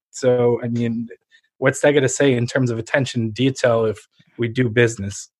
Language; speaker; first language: English; early bilingual, other home language; Ukrainian